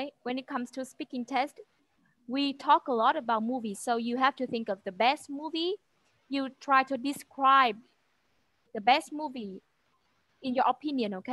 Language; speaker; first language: English; non-native, fluent; Vietnamese